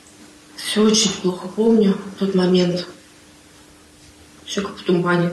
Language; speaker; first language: Russian; native; Russian